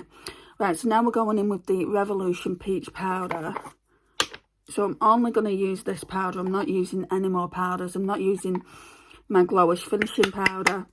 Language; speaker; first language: English; native; English